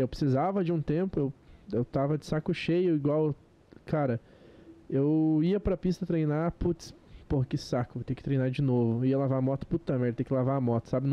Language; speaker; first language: Portuguese; native; Portuguese